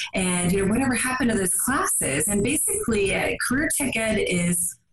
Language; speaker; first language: English; native; English